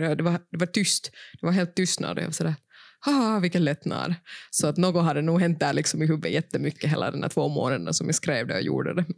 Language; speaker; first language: Swedish; non-native, local second language; Finnish